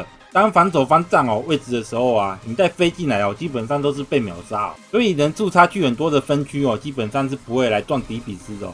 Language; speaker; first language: Chinese; native; Chinese